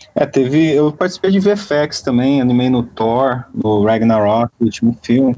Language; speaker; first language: Portuguese; native; Portuguese